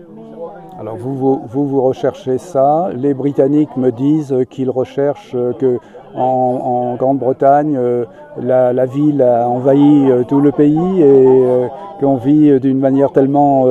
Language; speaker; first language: French; native; French